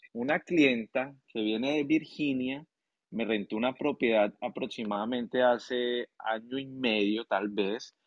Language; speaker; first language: Spanish; native; Spanish